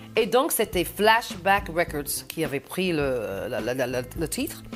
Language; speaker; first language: French; non-native, fluent; English